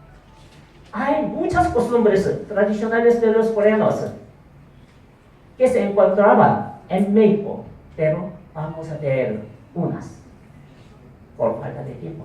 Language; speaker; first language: Spanish; non-native, fluent; Korean